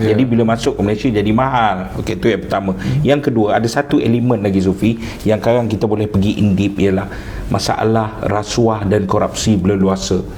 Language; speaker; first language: Malay; native; Malay